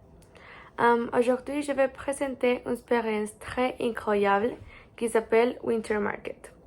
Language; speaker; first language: French; non-native, learner; Spanish